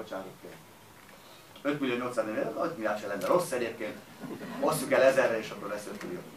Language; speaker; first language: Hungarian; native; Hungarian